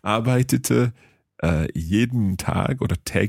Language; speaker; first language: German; non-native, learner; English